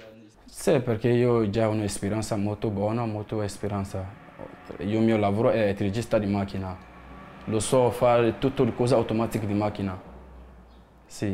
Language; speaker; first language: Italian; non-native, learner; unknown